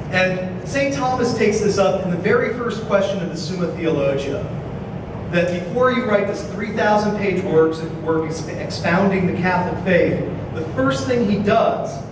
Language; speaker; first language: English; native; English